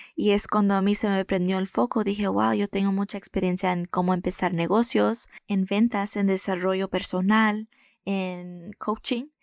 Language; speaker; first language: Spanish; early bilingual, heritage; Spanish